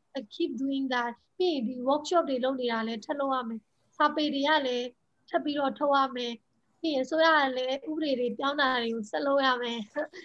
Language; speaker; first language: Burmese; non-native, local second language; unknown